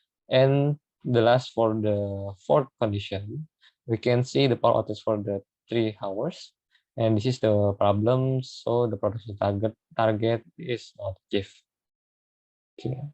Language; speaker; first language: English; non-native, learner; Indonesian